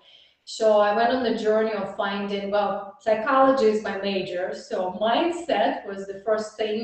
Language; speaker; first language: English; non-native, fluent; Russian